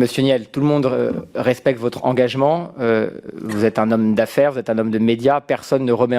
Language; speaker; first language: French; native; French